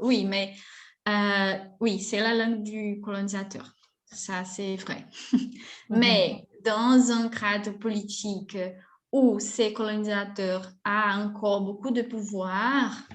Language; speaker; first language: French; non-native, fluent; Portuguese